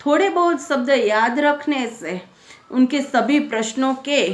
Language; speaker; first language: Hindi; non-native, local second language; Gujarati